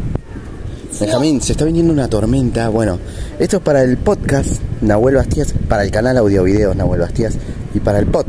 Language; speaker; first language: Spanish; native; Spanish